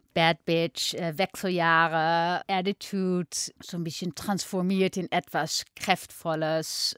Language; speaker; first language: German; non-native, fluent; Dutch